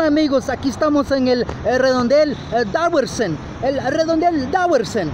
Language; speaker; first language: Spanish; early bilingual, heritage; Spanish